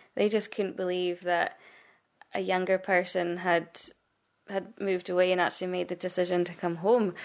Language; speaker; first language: English; native; English